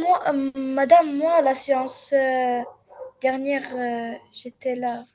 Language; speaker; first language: French; non-native, learner; Arabic